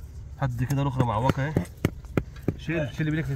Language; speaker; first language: Arabic; native; Arabic